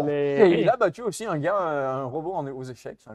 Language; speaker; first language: French; native; French